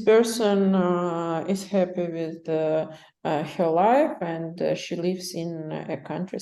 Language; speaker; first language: English; non-native, learner; Russian